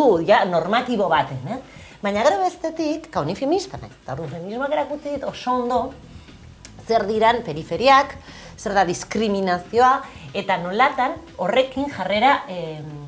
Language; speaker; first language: Basque; non-native, local second language; Spanish